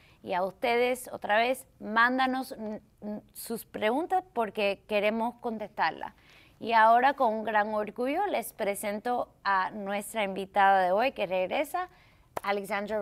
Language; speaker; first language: Spanish; early bilingual, heritage; Spanish